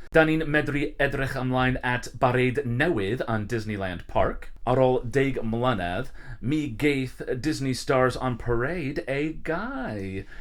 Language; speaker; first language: Welsh; non-native, learner; English